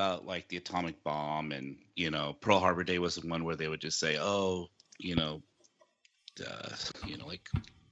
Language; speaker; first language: English; early bilingual, other home language; Japanese